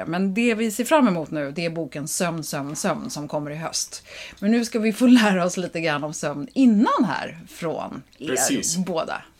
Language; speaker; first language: Swedish; native; Swedish